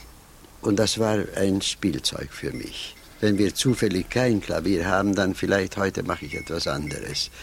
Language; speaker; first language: German; non-native, fluent; Hungarian